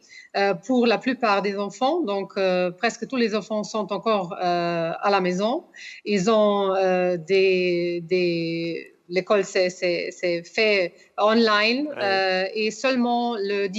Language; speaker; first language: French; non-native, fluent; Portuguese